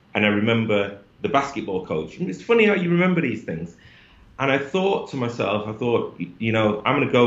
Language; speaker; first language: English; native; English